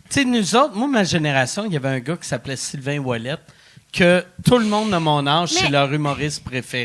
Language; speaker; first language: French; native; French